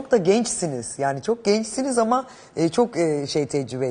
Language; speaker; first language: Turkish; native; Turkish